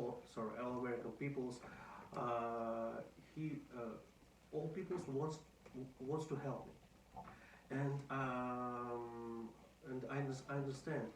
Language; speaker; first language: English; non-native, learner; Russian